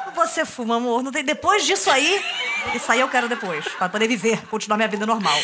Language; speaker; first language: Portuguese; native; Portuguese